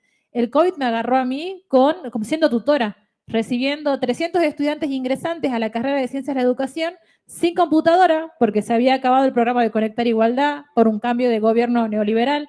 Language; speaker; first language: Spanish; native; Spanish